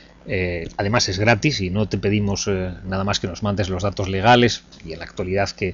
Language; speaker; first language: Spanish; native; Spanish